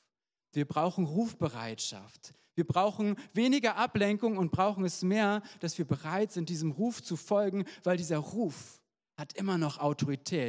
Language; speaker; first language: German; native; German